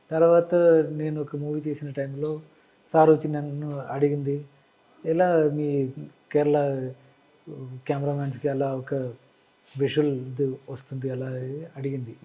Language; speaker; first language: Telugu; non-native, learner; Malayalam